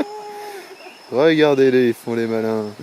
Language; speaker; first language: French; native; French